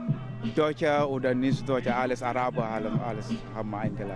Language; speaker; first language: German; non-native, learner; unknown